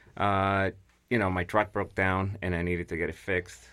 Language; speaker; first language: English; non-native, fluent; Spanish